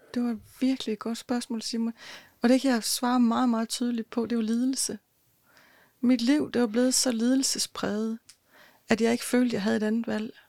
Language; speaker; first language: Danish; native; Danish